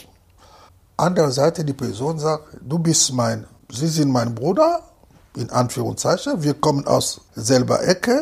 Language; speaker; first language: German; non-native, fluent; Lingala